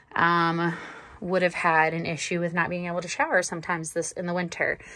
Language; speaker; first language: English; native; English